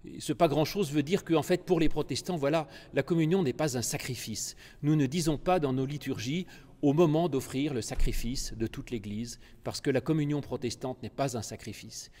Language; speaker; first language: French; native; French